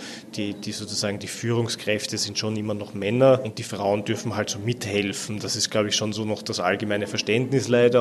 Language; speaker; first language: German; native; German